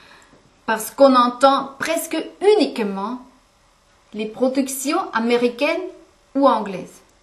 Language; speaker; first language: French; non-native, fluent; German